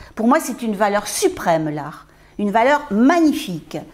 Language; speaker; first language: French; native; French